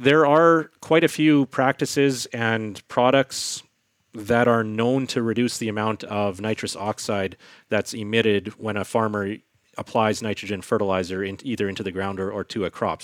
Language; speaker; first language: English; native; English